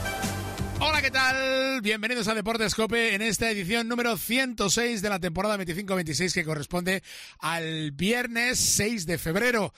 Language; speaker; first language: Spanish; native; Spanish